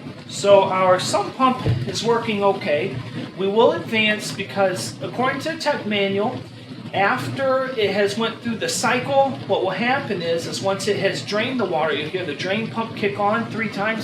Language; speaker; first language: English; native; English